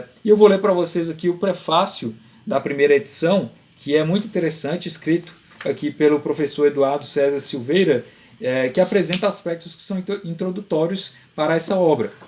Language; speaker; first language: Portuguese; native; Portuguese